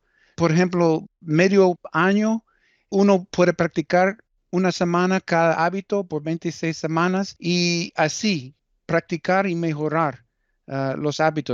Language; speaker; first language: Spanish; early bilingual, heritage; Spanish